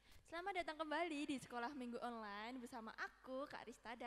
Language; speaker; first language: Indonesian; native; Indonesian